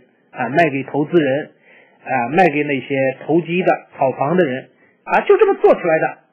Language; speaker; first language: Chinese; native; Chinese